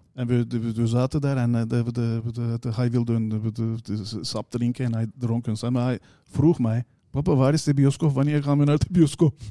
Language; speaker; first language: Dutch; non-native, fluent; Turkish